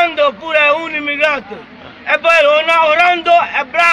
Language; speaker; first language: Italian; non-native, learner; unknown